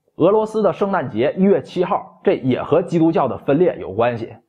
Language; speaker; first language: Chinese; native; Chinese